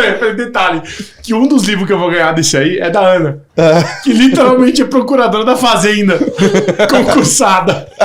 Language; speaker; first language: Portuguese; non-native, fluent; Italian